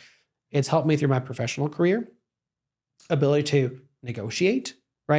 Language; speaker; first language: English; native; English